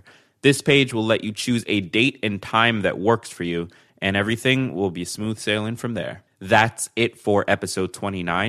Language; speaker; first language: English; native; English